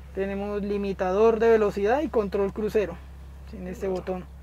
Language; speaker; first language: Spanish; native; Spanish